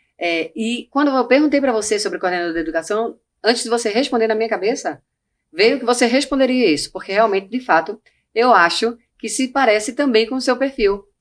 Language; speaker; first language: Portuguese; native; Portuguese